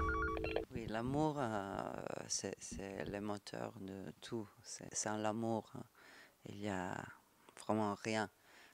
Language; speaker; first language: French; non-native, fluent; Italian